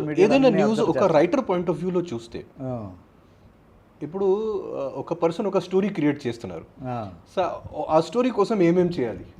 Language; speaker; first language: Telugu; non-native, fluent; Hindi